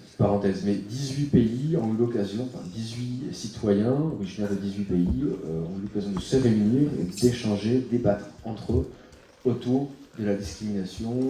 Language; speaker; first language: French; native; French